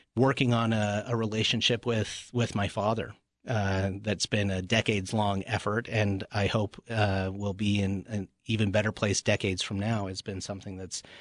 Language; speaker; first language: English; native; English